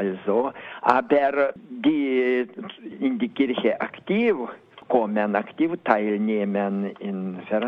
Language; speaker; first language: German; non-native, learner; Lithuanian